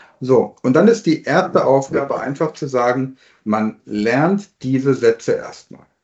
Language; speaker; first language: German; native; German